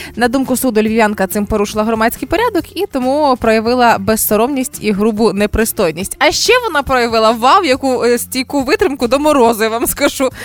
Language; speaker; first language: Ukrainian; native; Ukrainian